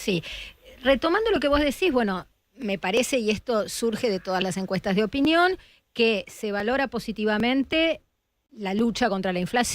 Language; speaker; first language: Spanish; native; Spanish